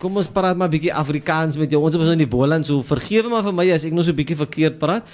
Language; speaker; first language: Afrikaans; non-native, local second language; English